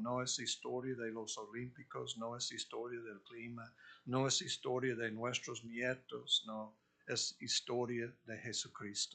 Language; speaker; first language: Spanish; non-native, fluent; English